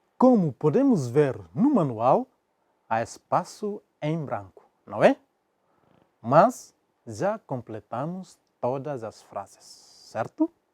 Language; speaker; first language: Portuguese; non-native, local second language; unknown